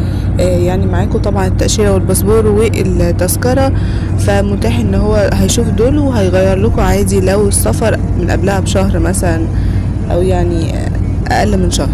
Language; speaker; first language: Arabic; native; Arabic